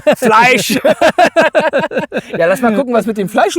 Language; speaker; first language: German; native; German